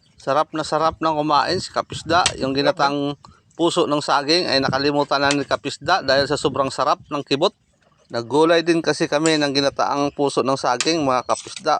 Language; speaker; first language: Filipino; non-native, local second language; Cebuano